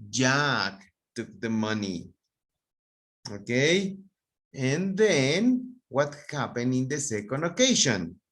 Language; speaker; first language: English; non-native, fluent; Spanish